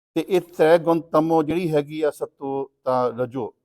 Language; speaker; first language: Punjabi; early bilingual, other home language; English